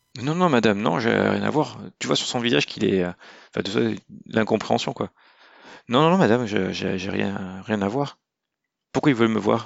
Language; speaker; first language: French; native; French